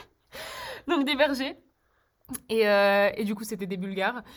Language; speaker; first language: French; early bilingual, other home language; Czech